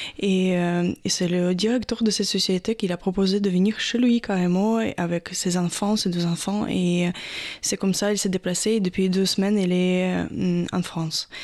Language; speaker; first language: French; non-native, fluent; Russian